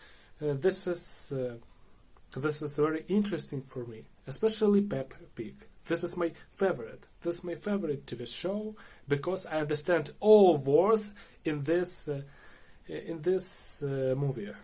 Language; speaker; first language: English; non-native, learner; Russian